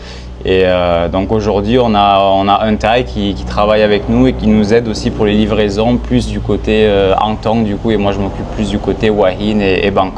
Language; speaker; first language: French; native; French